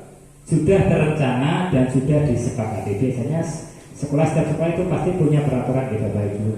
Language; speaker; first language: Indonesian; native; Indonesian